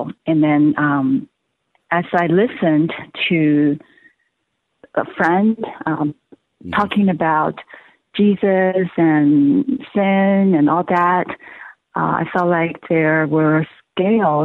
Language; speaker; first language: English; non-native, local second language; Cantonese